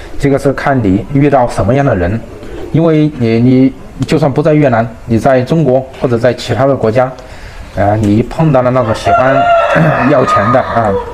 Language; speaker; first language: Chinese; native; Chinese